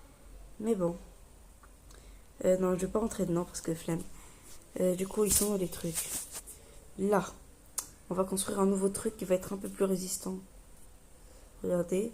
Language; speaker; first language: French; native; French